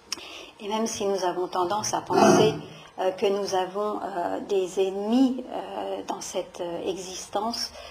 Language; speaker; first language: French; native; French